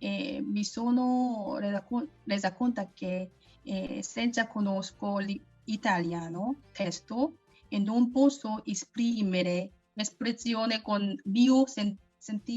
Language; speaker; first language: Italian; non-native, learner; Korean